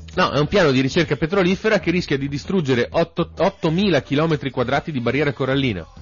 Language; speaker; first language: Italian; native; Italian